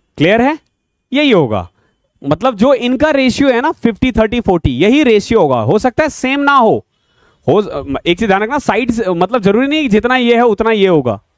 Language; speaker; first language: Hindi; native; Hindi